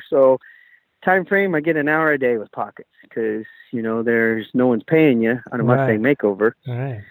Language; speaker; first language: English; native; English